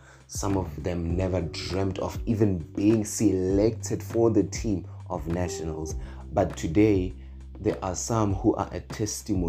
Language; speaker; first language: English; non-native, local second language; Northern Sotho